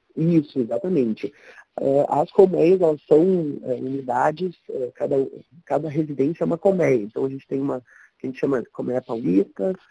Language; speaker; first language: Portuguese; native; Portuguese